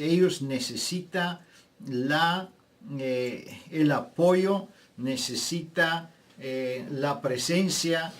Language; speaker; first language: Spanish; non-native, fluent; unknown